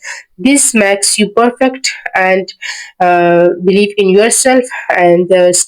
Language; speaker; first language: English; non-native, learner; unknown